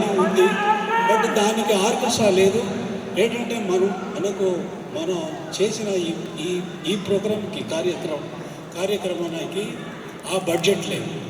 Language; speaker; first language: Telugu; non-native, fluent; Tamil